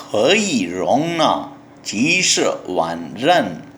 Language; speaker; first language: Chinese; non-native, learner; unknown